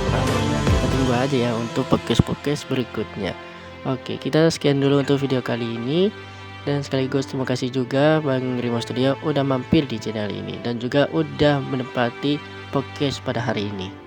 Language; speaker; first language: Indonesian; native; Indonesian